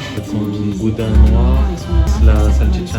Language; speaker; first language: Spanish; non-native, fluent; French